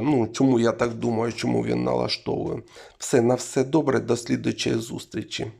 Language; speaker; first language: Ukrainian; non-native, local second language; Russian